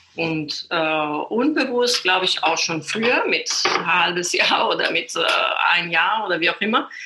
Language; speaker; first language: German; non-native, fluent; Italian